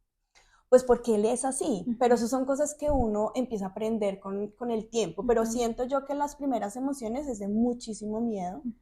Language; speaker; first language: Spanish; native; Spanish